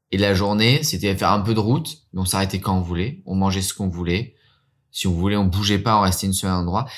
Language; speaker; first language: French; early bilingual, heritage; French